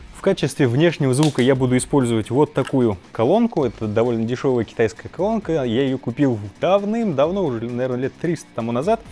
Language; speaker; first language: Russian; native; Russian